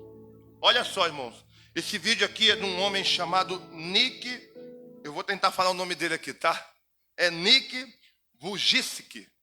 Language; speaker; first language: Portuguese; native; Portuguese